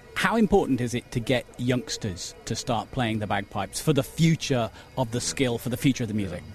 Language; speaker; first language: English; native; English